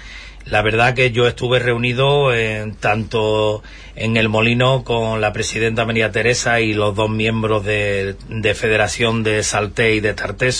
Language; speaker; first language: Spanish; native; Spanish